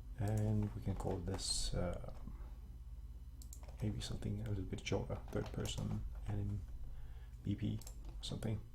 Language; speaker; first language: English; non-native, fluent; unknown